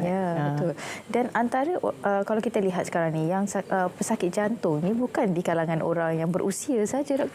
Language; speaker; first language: Malay; native; Malay